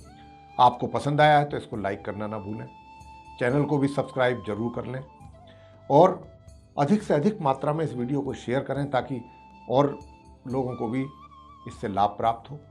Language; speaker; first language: Hindi; native; Hindi